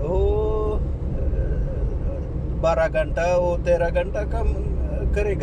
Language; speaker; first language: Hindi; non-native, learner; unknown